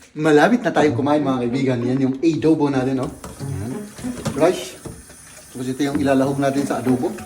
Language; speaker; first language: Filipino; native; Filipino